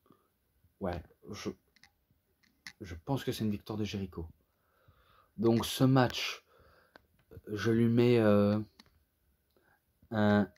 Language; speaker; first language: French; native; French